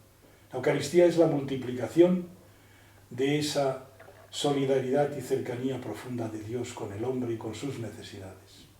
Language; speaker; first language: Spanish; native; Spanish